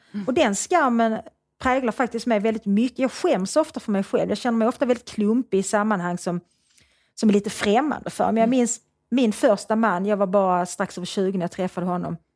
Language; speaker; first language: Swedish; native; Swedish